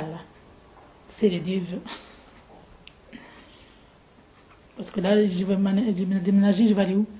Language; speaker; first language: French; non-native, local second language; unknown